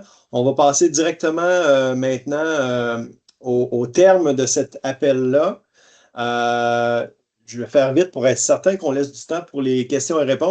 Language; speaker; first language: French; native; French